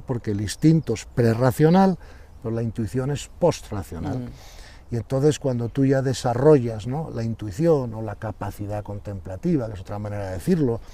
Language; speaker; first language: Spanish; native; Spanish